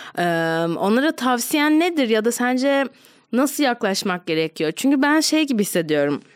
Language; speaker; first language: Turkish; native; Turkish